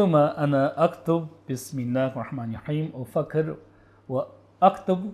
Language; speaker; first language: Arabic; non-native, learner; Chinese